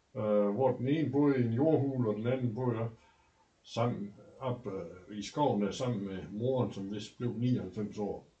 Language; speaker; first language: Danish; native; Danish